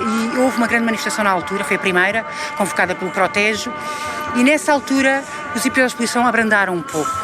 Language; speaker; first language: Portuguese; native; Portuguese